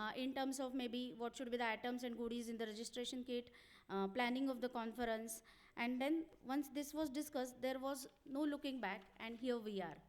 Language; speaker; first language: English; non-native, local second language; Marathi